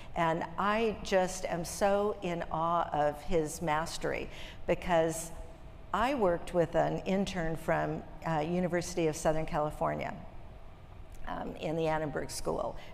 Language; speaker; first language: English; native; English